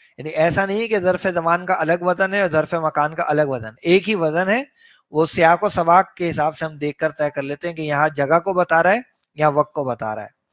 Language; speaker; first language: Urdu; native; Urdu